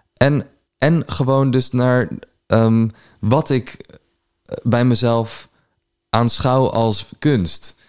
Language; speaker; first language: Dutch; early bilingual, other home language; Persian